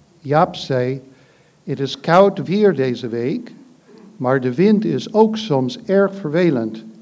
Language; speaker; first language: Dutch; non-native, fluent; English